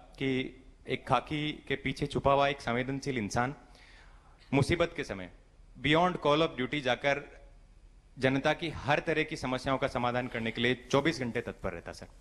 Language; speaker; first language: Hindi; native; Hindi